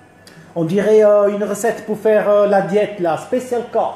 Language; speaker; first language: French; early bilingual, other home language; Italian